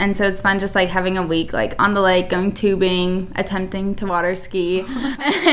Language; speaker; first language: English; native; English